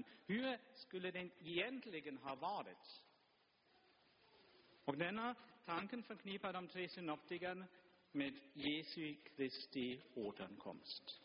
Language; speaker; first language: Swedish; non-native, fluent; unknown